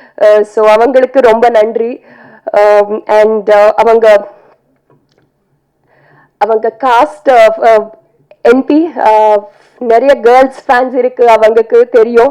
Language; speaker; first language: Tamil; non-native, learner; Telugu